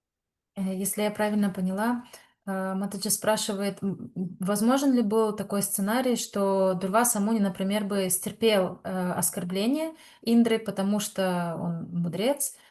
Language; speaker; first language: Russian; native; Russian